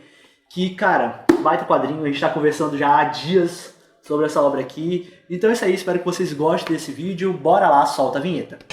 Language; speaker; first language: Portuguese; native; Portuguese